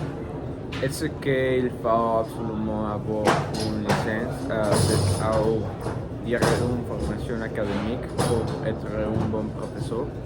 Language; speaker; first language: French; non-native, learner; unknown